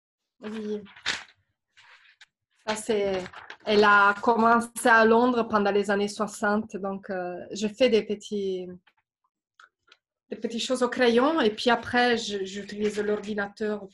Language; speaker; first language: French; non-native, fluent; Italian